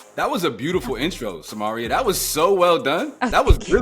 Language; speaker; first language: English; native; English